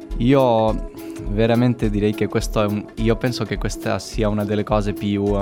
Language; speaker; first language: Italian; non-native, fluent; Spanish